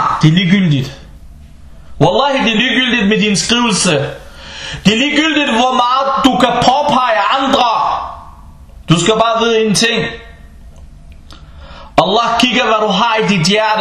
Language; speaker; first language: Danish; non-native, fluent; Arabic